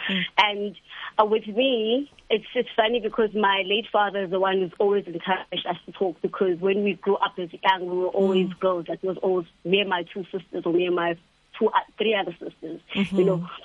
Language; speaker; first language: English; non-native, local second language; Zulu